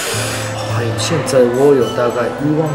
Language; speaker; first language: Chinese; non-native, learner; Japanese